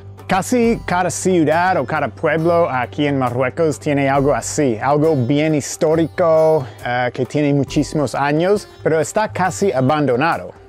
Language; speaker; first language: Spanish; non-native, fluent; English